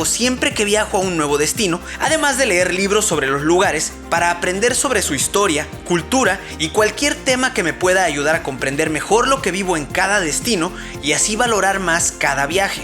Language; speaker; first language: Spanish; native; Spanish